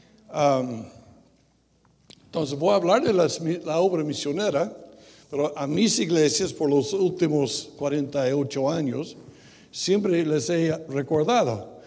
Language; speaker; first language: Spanish; non-native, fluent; English